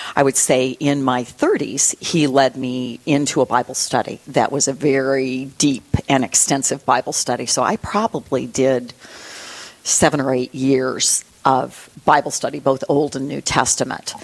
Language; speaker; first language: English; native; English